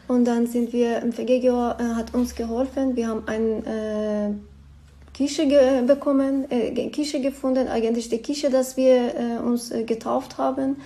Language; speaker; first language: German; non-native, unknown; Persian